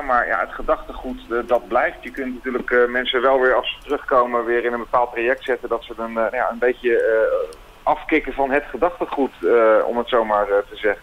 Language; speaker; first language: Dutch; native; Dutch